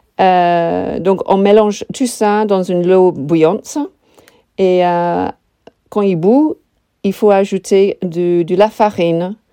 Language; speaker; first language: French; non-native, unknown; English